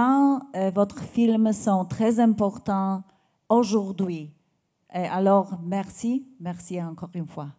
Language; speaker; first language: French; non-native, learner; Polish